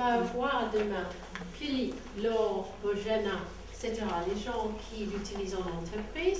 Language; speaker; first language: French; non-native, fluent; English